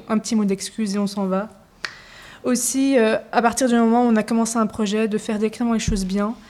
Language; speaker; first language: French; native; French